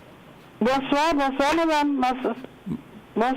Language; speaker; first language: French; non-native, learner; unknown